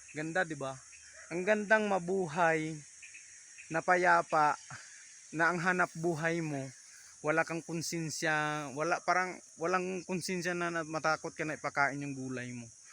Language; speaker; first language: Filipino; native; Filipino